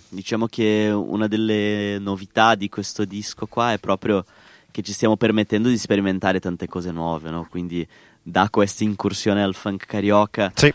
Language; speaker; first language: Italian; non-native, fluent; Portuguese